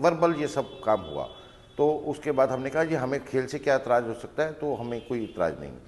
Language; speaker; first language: Hindi; native; Hindi